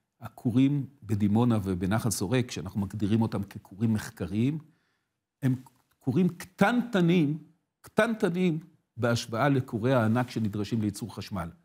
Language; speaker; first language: Hebrew; native; Hebrew